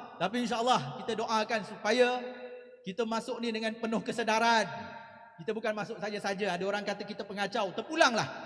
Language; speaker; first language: Malay; native; Malay